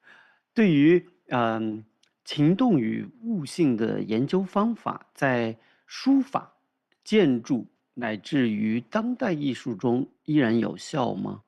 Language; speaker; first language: Chinese; native; Chinese